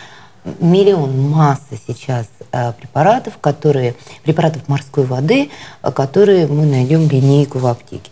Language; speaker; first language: Russian; native; Russian